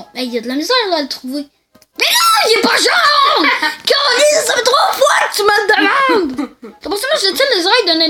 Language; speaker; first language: French; native; French